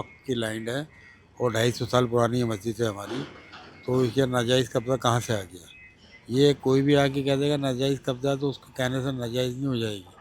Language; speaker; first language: Hindi; native; Hindi